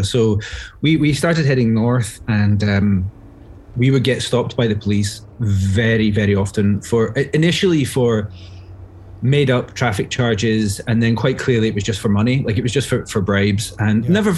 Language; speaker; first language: English; native; English